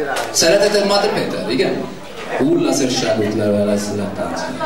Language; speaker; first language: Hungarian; non-native, learner; Italian